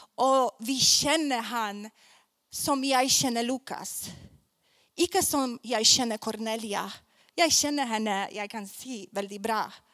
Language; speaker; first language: Swedish; non-native, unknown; Polish